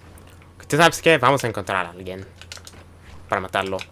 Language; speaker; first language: Spanish; early bilingual, heritage; Spanish